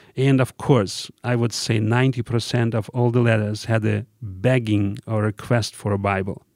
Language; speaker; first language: English; non-native, fluent; Russian